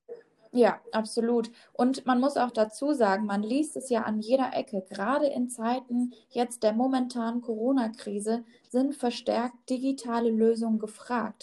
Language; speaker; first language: German; native; German